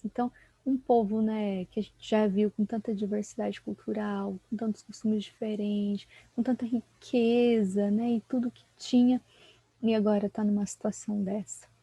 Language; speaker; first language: Portuguese; native; Portuguese